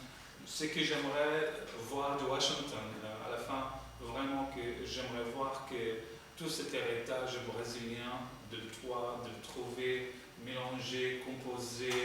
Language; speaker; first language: French; non-native, fluent; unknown